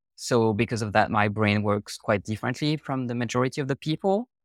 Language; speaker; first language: English; non-native, fluent; French